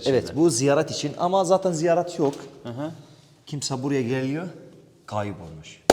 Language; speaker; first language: Turkish; non-native, learner; Arabic